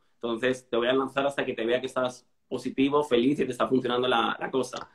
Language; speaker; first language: Spanish; native; Spanish